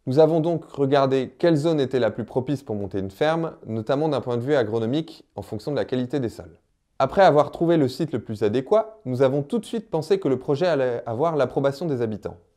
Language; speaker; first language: French; native; French